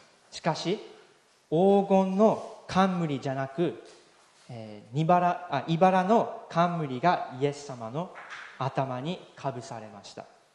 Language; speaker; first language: Japanese; native; Japanese